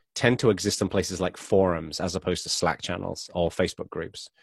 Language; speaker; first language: English; native; English